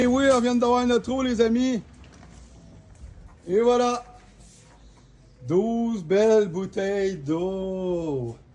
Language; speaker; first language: French; native; French